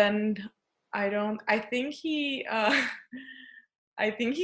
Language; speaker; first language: English; non-native, fluent; Czech